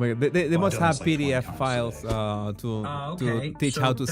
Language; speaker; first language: English; non-native, fluent; Spanish